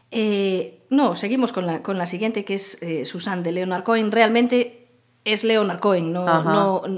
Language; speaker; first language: Spanish; native; Spanish